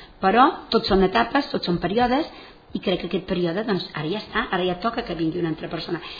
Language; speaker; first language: Catalan; non-native, local second language; Spanish